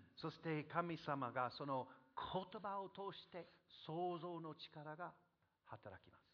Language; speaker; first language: Japanese; non-native, fluent; English